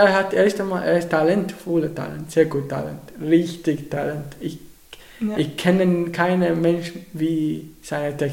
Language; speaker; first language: German; non-native, learner; Arabic